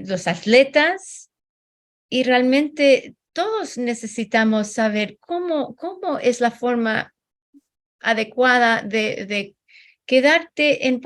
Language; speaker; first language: Spanish; non-native, fluent; English